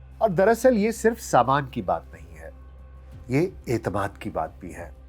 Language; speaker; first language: Urdu; native; Urdu